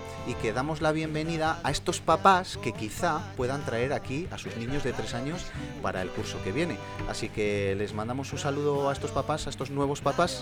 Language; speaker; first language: Spanish; native; Spanish